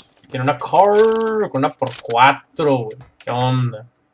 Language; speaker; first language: Spanish; early bilingual, heritage; Spanish